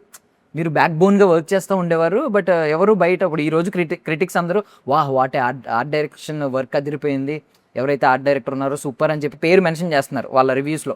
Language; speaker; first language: Telugu; native; Telugu